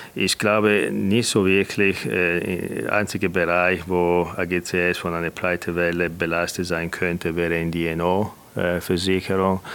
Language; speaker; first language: German; non-native, fluent; Italian